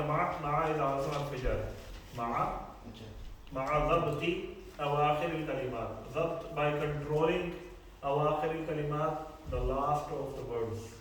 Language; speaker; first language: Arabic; non-native, fluent; Urdu